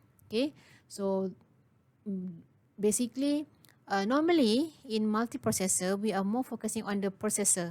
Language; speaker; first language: English; non-native, local second language; Malay